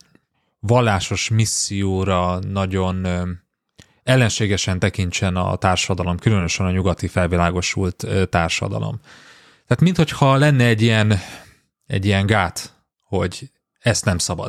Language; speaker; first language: Hungarian; native; Hungarian